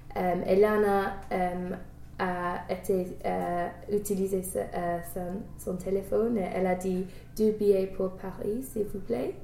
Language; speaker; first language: French; non-native, learner; English